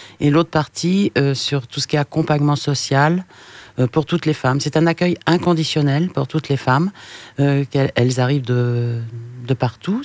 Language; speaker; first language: French; native; French